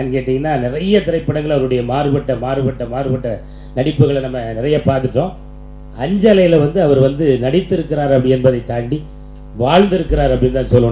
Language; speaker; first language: Tamil; native; Tamil